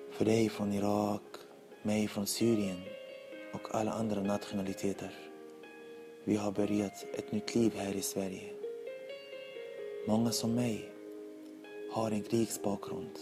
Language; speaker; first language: Swedish; non-native, learner; Arabic